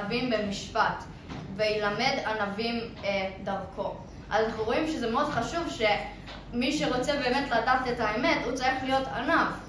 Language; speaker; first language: Hebrew; early bilingual, other home language; English